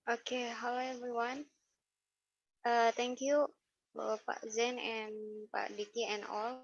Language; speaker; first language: English; non-native, learner; Indonesian